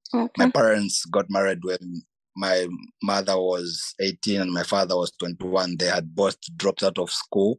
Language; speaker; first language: English; non-native, local second language; Nyanja